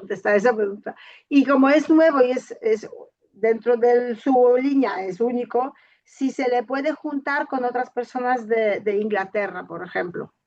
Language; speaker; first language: Spanish; non-native, fluent; Polish